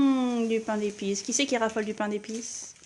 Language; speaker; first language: French; native; French